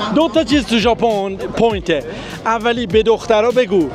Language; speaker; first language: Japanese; non-native, fluent; Persian